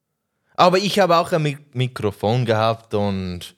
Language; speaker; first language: German; non-native, learner; English